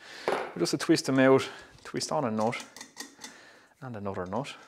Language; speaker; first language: English; native; English